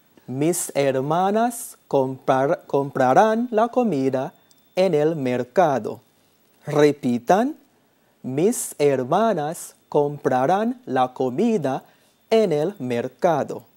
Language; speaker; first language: Spanish; non-native, fluent; English